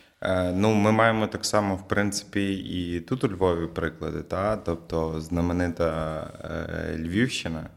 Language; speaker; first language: Ukrainian; native; Ukrainian